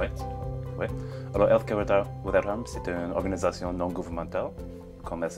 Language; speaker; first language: French; non-native, fluent; English